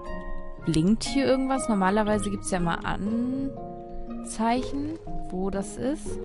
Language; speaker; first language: German; native; German